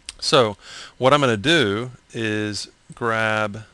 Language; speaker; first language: English; native; English